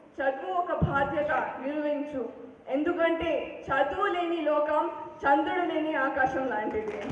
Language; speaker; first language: Telugu; non-native, local second language; Hindi